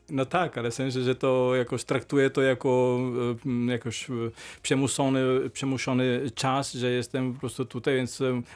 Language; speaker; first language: Polish; non-native, fluent; Italian